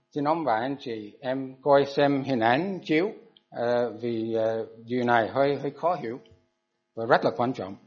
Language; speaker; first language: Vietnamese; non-native, fluent; English